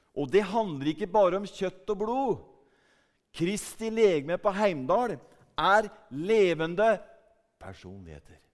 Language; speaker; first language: Norwegian; native; Norwegian